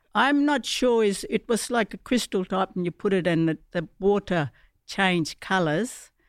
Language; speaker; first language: English; native; English